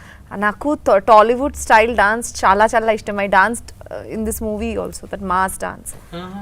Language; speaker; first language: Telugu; non-native, learner; Bangla